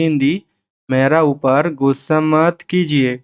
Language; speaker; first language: Hindi; non-native, learner; Bangla